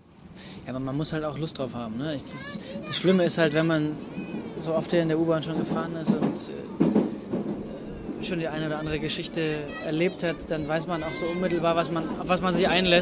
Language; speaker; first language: German; native; German